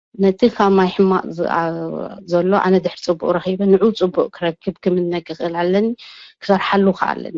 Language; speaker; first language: Tigrinya; non-native, local second language; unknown